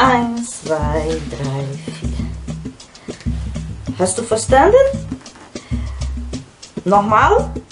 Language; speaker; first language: German; non-native, fluent; Portuguese